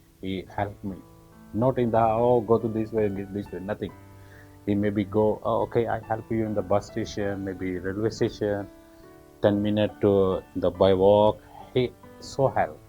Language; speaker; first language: English; non-native, learner; Urdu